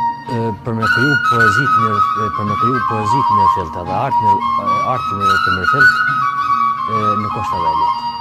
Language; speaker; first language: Albanian; native; Albanian